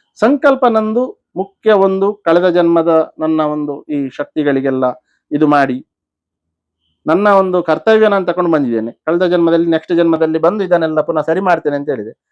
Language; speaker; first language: Kannada; non-native, local second language; Konkani